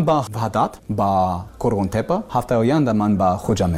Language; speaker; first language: Persian; non-native, learner; English